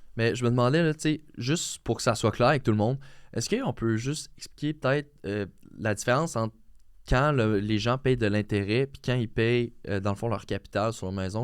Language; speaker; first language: French; native; French